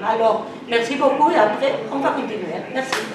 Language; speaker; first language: French; non-native, fluent; Spanish